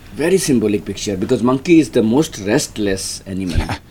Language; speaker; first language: English; non-native, local second language; Hindi